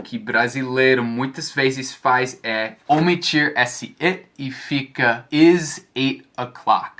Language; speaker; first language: Portuguese; non-native, fluent; English